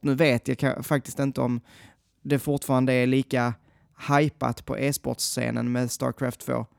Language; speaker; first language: Swedish; native; Swedish